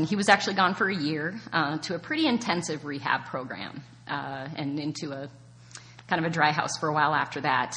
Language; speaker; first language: English; native; English